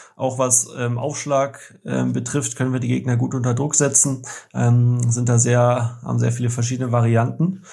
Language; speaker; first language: German; native; German